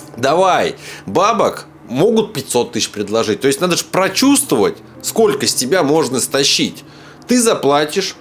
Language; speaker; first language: Russian; native; Russian